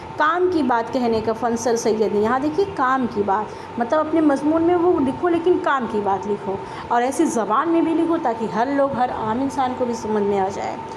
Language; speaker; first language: Urdu; native; Urdu